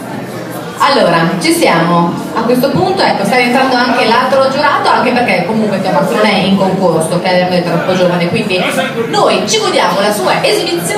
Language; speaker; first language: Italian; native; Italian